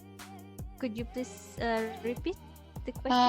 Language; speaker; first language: English; non-native, fluent; Indonesian